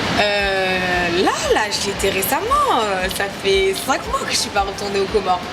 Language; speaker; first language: French; non-native, local second language; Ngazidja Comorian